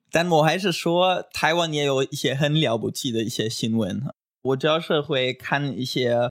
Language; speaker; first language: Chinese; non-native, fluent; German